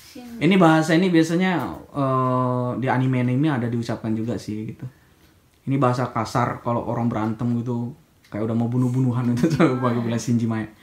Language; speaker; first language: Indonesian; native; Indonesian